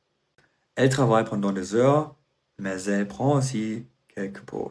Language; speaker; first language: French; non-native, fluent; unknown